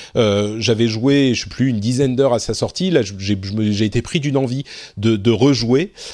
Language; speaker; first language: French; native; French